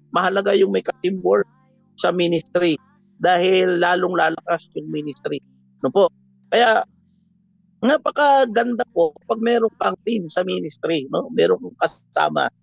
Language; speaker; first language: Filipino; native; Filipino